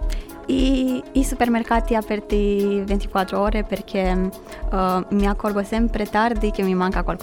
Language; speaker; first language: Italian; non-native, fluent; Romanian